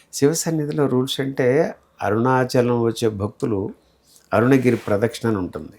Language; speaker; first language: Telugu; native; Telugu